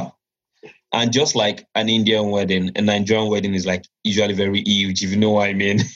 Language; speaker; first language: English; non-native, local second language; Yoruba